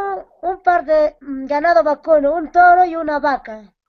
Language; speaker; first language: Spanish; non-native, local second language; Aymara